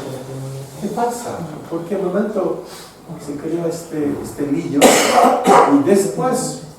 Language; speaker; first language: Spanish; non-native, fluent; French